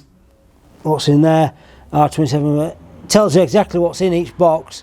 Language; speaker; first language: English; native; English